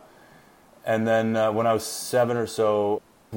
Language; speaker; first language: English; native; English